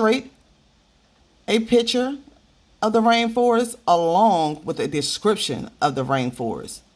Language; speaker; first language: English; native; English